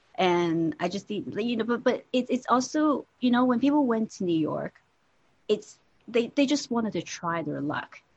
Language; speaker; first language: English; non-native, local second language; Cantonese